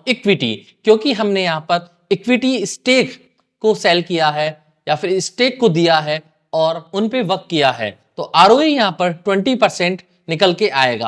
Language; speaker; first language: Hindi; native; Hindi